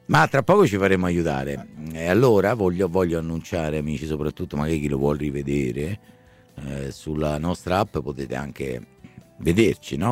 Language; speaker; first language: Italian; native; Italian